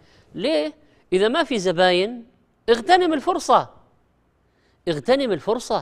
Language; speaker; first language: Arabic; native; Arabic